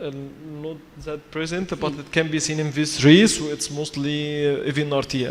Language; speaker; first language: English; non-native, fluent; Arabic